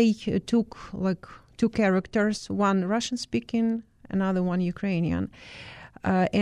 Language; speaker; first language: English; non-native, fluent; Ukrainian